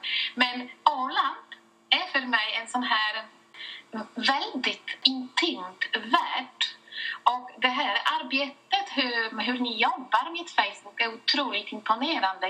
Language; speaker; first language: Swedish; non-native, fluent; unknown